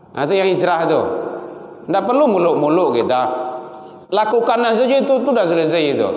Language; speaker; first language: Malay; non-native, local second language; Minangkabau